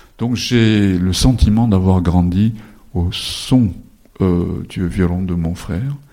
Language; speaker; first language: French; non-native, fluent; Japanese